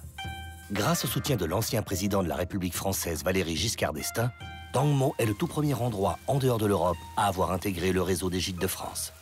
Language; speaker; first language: French; native; French